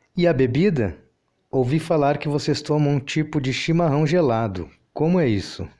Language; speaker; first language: Portuguese; native; Portuguese